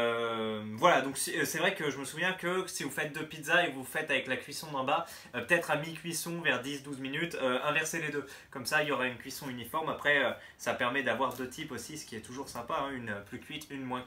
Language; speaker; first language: French; native; French